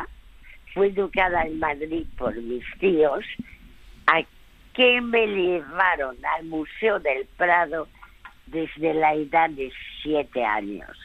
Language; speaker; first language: Spanish; early bilingual, other home language; French